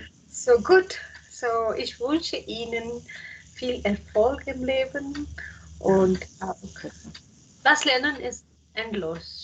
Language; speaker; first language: German; non-native, fluent; Hindi